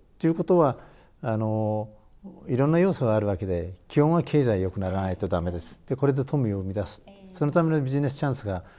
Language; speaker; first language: Japanese; native; Japanese